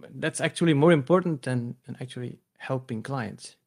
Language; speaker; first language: English; non-native, fluent; Dutch